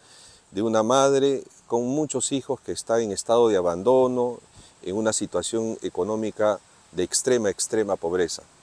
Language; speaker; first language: Spanish; native; Spanish